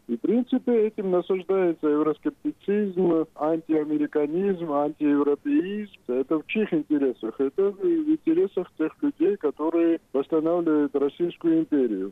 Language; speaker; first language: Russian; non-native, local second language; Georgian